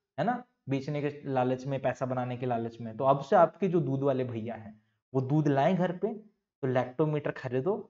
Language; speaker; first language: Hindi; native; Hindi